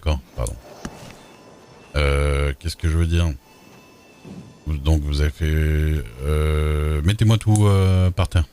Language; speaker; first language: French; native; French